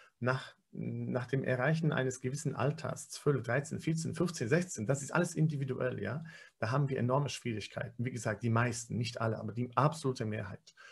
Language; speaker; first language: German; non-native, fluent; Polish